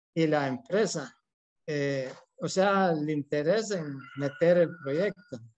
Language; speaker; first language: Spanish; native; Spanish